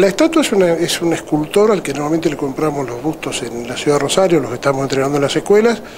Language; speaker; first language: Spanish; native; Spanish